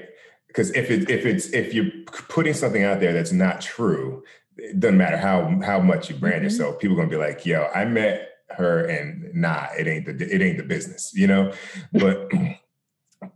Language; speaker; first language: English; native; English